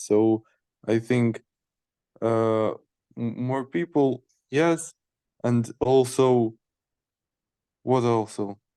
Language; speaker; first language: English; non-native, learner; Ukrainian